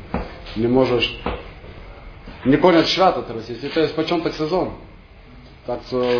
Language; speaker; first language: Polish; non-native, fluent; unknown